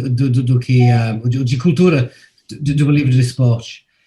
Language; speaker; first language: Portuguese; non-native, fluent; English